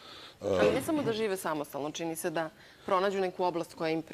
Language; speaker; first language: Bosnian; native; Bosnian